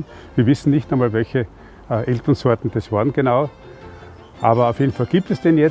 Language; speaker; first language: German; native; German